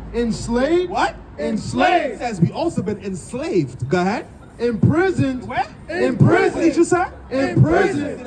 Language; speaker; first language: English; native; English